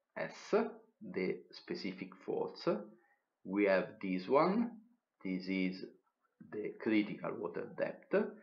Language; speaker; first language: English; non-native, fluent; Italian